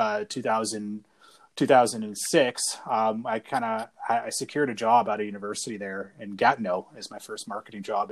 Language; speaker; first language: English; native; English